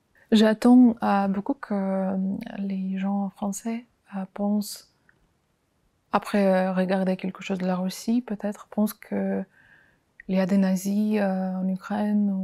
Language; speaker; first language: French; non-native, fluent; Ukrainian